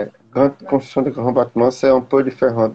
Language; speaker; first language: French; non-native, learner; Portuguese